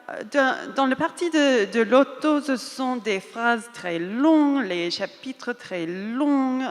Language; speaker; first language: French; non-native, fluent; English